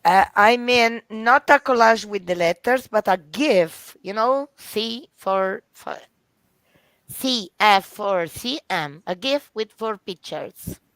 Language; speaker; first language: English; non-native, fluent; Italian